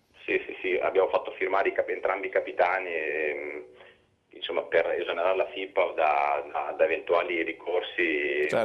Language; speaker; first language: Italian; native; Italian